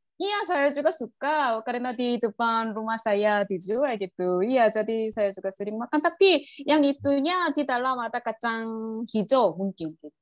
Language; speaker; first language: Indonesian; non-native, learner; Korean